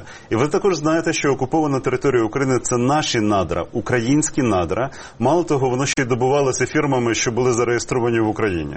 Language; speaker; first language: Ukrainian; native; Ukrainian